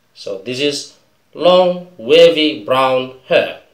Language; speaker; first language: English; non-native, fluent; Indonesian